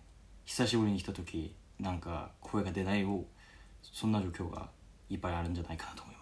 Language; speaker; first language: Japanese; non-native, fluent; Korean